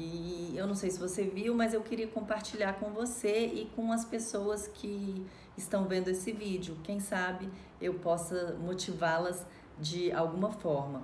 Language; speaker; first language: Portuguese; native; Portuguese